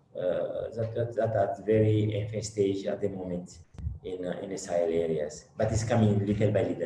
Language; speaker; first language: English; non-native, fluent; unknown